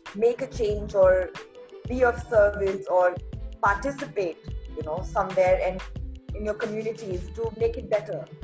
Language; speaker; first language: English; non-native, local second language; Hindi